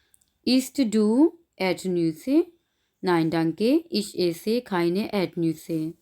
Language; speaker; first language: German; non-native, fluent; Urdu